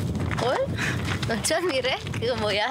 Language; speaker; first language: Korean; non-native, learner; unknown